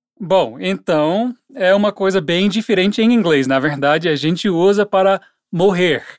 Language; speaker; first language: Portuguese; non-native, fluent; English